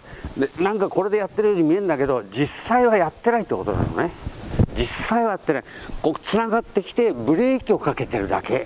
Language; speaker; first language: Japanese; native; Japanese